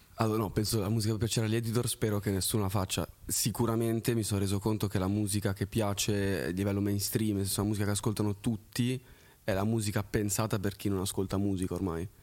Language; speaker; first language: Italian; early bilingual, other home language; French